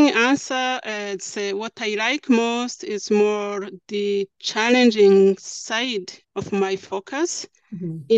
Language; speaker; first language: English; non-native, local second language; Kinyarwanda